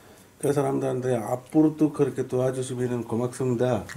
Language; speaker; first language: Korean; non-native, fluent; Sinhala